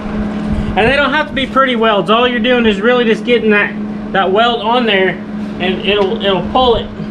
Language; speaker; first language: English; native; English